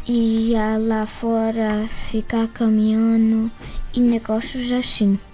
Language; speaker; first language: Portuguese; early bilingual, heritage; Portuguese